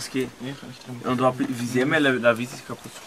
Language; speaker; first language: French; non-native, local second language; Dutch